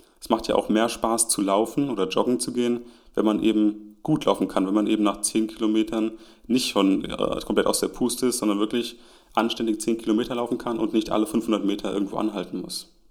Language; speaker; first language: German; native; German